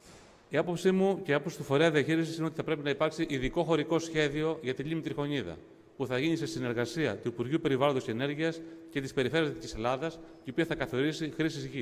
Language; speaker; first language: Greek; native; Greek